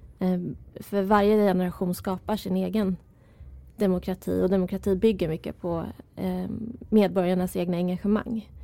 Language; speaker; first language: Swedish; early bilingual, other home language; Persian